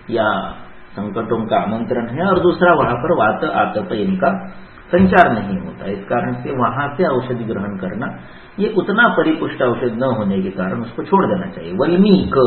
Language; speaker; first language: Hindi; non-native, local second language; Marathi